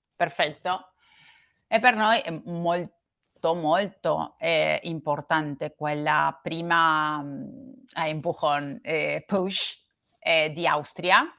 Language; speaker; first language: Italian; non-native, learner; Spanish